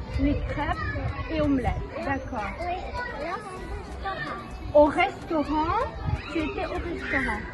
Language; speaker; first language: French; non-native, learner; Ukrainian